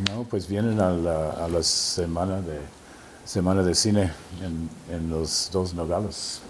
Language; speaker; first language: Spanish; non-native, fluent; English